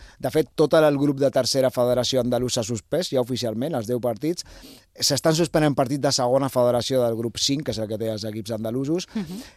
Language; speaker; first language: Catalan; native; Catalan